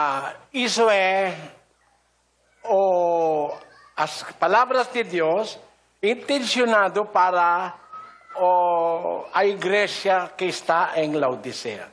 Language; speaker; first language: Portuguese; non-native, learner; Filipino